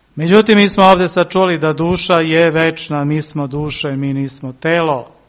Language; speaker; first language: Serbian; early bilingual, heritage; Serbian